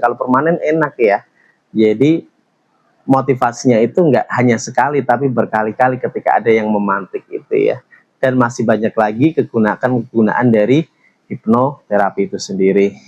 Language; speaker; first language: Indonesian; native; Indonesian